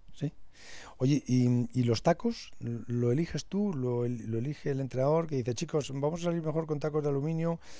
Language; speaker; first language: Spanish; native; Spanish